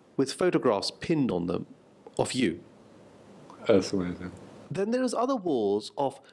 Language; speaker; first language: English; native; English